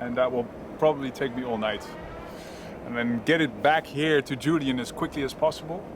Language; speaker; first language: English; non-native, fluent; Dutch